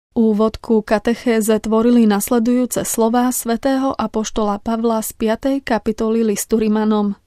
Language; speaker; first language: Slovak; native; Slovak